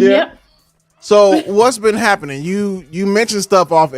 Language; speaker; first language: English; native; English